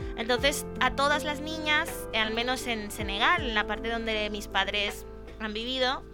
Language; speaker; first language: Spanish; early bilingual, other home language; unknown